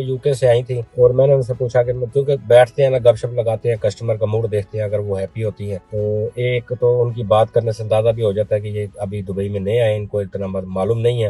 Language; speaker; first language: Urdu; non-native, local second language; Punjabi